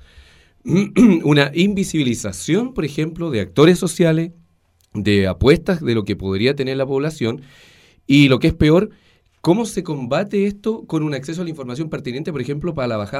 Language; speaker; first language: Spanish; native; Spanish